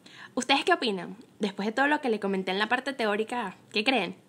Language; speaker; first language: Spanish; native; Spanish